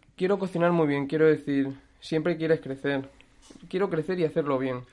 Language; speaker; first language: Spanish; native; Spanish